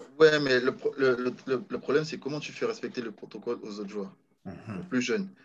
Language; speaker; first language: French; native; French